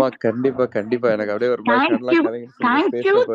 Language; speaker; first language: Tamil; native; Tamil